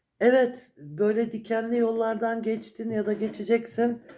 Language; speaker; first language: Turkish; native; Turkish